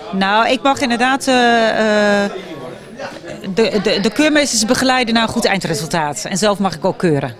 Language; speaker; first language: Dutch; native; Dutch